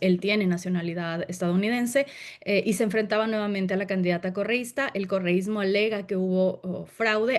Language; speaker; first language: Spanish; native; Spanish